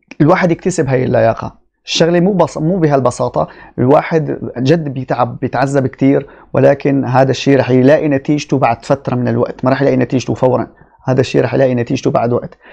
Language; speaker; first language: Arabic; native; Arabic